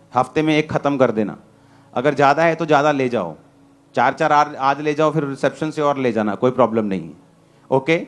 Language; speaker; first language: Hindi; non-native, local second language; Punjabi